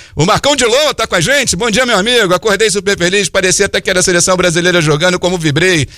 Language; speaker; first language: Portuguese; native; Portuguese